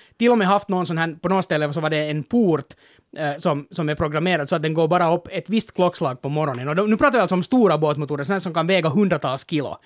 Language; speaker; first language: Swedish; native; Swedish